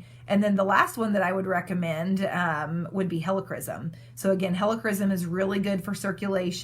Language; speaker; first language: English; native; English